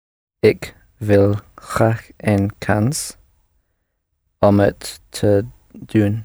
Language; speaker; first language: Dutch; non-native, learner; English